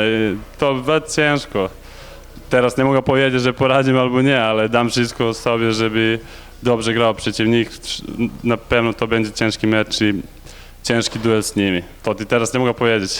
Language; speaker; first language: Polish; non-native, learner; Serbian